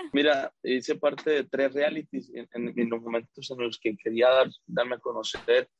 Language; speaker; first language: Spanish; native; Spanish